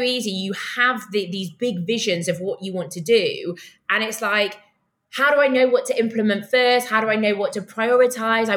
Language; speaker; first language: English; native; English